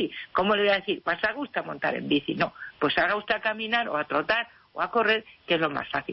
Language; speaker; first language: Spanish; native; Spanish